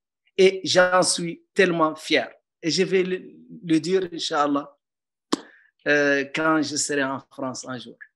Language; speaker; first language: French; non-native, local second language; Arabic